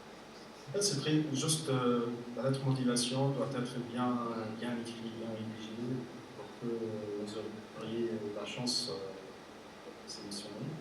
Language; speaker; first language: French; non-native, fluent; Arabic